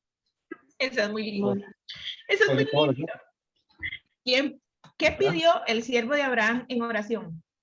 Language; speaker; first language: Spanish; native; Spanish